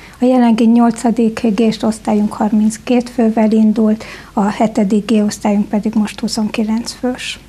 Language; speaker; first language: Hungarian; native; Hungarian